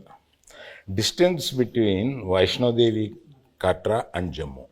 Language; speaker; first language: Telugu; native; Telugu